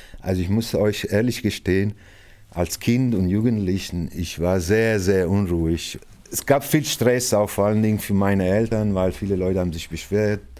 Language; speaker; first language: German; non-native, fluent; Italian